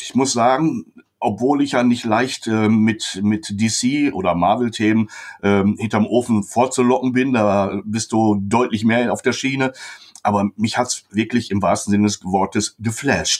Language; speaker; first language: German; native; German